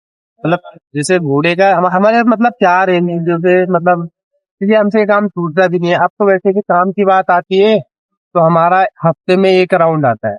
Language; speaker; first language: Hindi; native; Hindi